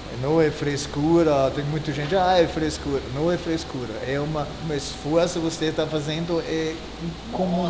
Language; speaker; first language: Portuguese; non-native, fluent; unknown